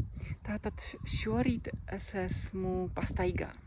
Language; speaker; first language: Latvian; non-native, fluent; Czech